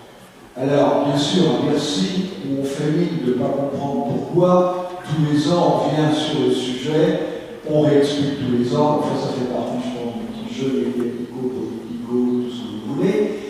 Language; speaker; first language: French; native; French